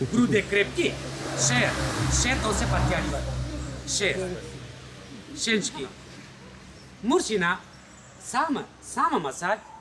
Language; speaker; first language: Russian; non-native, learner; Sinhala